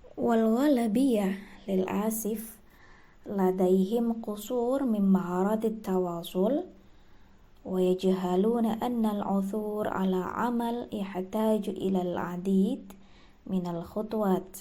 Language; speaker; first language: Arabic; non-native, fluent; Indonesian